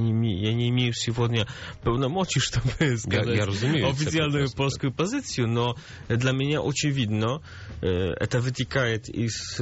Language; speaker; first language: Ukrainian; non-native, learner; Polish